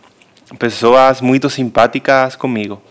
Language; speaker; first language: Portuguese; non-native, learner; Spanish